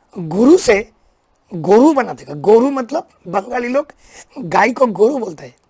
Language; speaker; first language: Hindi; non-native, local second language; Bangla